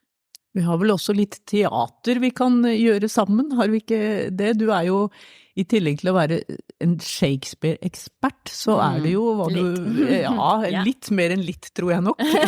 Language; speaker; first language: Norwegian; native; Norwegian